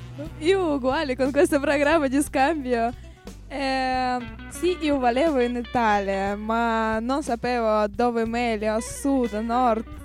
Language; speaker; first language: Italian; non-native, learner; Russian